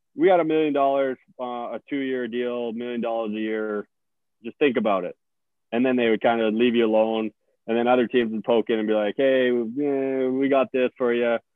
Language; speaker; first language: English; native; English